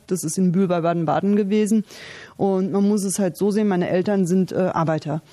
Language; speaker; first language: German; early bilingual, other home language; Turkish